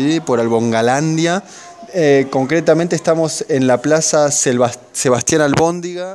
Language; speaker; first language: Spanish; native; Spanish